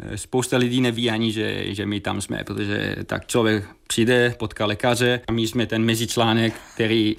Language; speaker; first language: Czech; non-native, fluent; Italian